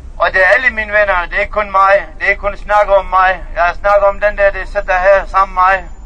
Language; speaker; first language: Danish; non-native, learner; Central Kurdish